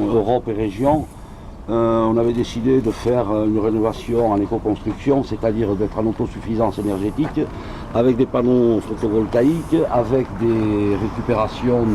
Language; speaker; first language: French; native; French